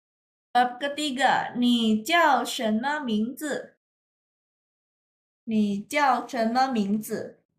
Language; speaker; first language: Chinese; non-native, fluent; Indonesian